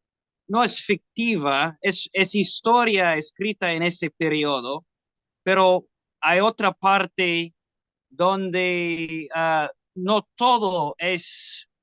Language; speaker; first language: Spanish; non-native, learner; English